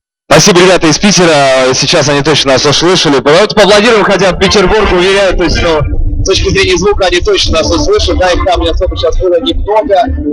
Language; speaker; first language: Russian; native; Russian